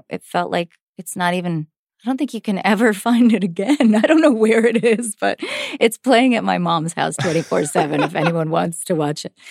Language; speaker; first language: English; native; English